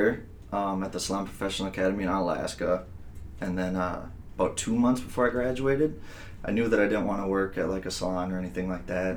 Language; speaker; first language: English; native; English